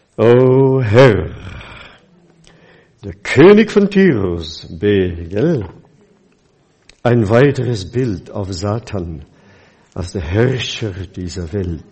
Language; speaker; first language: German; non-native, fluent; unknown